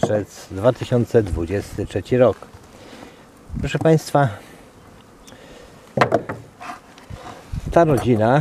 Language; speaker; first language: Polish; native; Polish